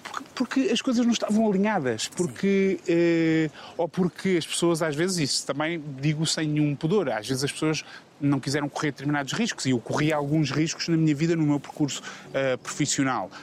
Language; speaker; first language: Portuguese; native; Portuguese